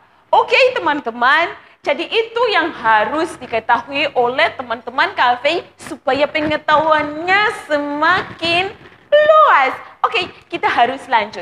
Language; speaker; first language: Indonesian; non-native, fluent; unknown